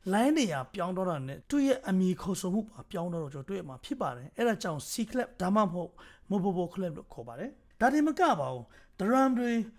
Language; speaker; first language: Burmese; non-native, local second language; Kachin